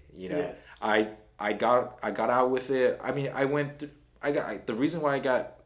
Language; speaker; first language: English; native; English